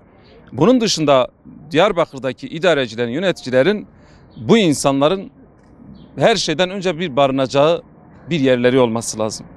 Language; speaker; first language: Turkish; non-native, local second language; Kurdish